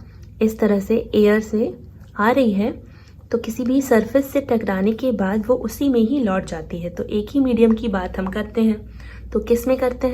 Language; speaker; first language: Hindi; native; Hindi